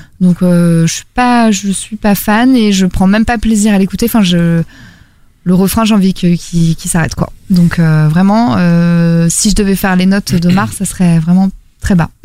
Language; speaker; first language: French; native; French